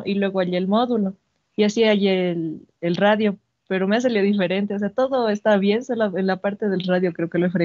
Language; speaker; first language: Spanish; native; Spanish